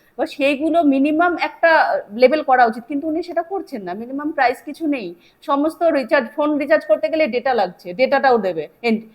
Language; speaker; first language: Bangla; native; Bangla